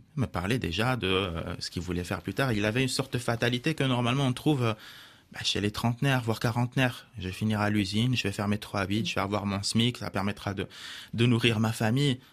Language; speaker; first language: French; non-native, local second language; Arabic